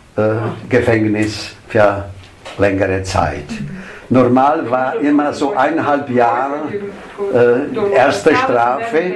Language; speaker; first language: German; non-native, fluent; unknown